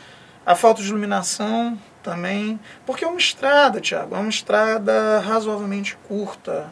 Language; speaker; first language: Portuguese; native; Portuguese